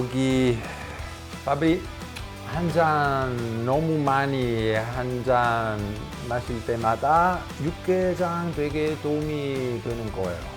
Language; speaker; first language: Korean; non-native, learner; Italian